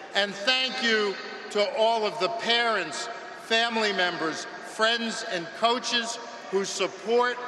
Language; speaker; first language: English; native; English